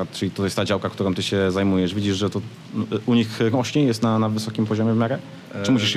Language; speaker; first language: Polish; native; Polish